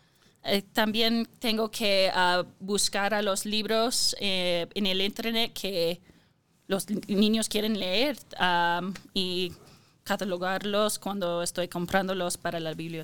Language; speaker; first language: Spanish; non-native, fluent; English